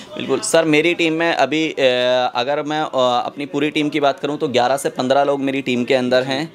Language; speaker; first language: Hindi; native; Hindi